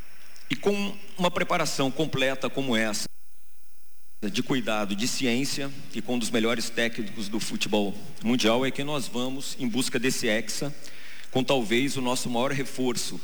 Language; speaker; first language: Portuguese; native; Portuguese